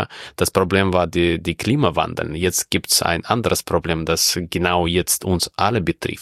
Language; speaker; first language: German; non-native, fluent; Russian